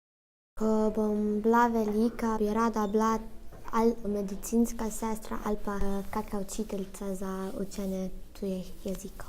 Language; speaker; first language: Slovenian; early bilingual, other home language; Albanian